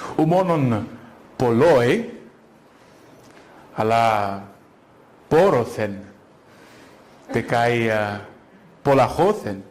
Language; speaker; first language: Greek; non-native, fluent; Portuguese